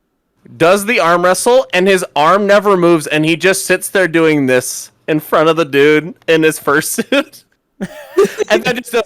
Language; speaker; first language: English; native; English